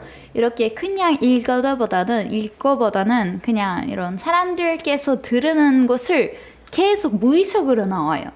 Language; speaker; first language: Korean; non-native, fluent; Turkish